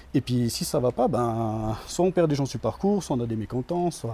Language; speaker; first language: French; native; French